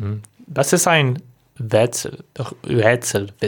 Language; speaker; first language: German; non-native, learner; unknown